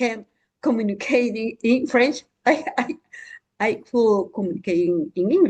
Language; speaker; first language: English; non-native, learner; Spanish